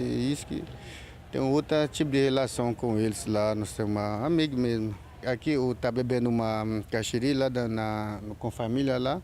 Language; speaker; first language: Portuguese; non-native, learner; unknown